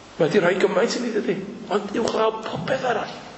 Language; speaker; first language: Welsh; native; Welsh